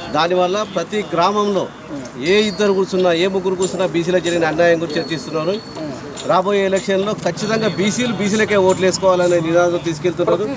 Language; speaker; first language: Telugu; native; Telugu